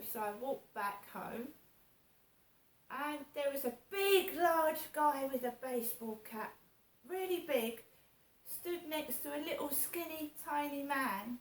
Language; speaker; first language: English; native; English